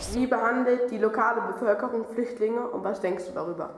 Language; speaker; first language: German; native; German